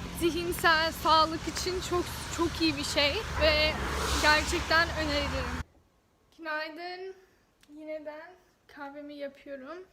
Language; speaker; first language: Turkish; non-native, fluent; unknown